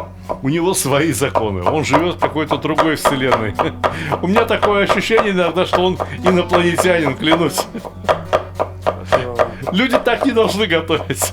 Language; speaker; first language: Russian; native; Russian